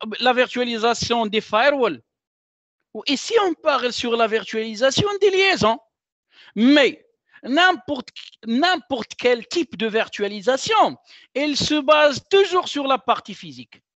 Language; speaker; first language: French; non-native, local second language; Arabic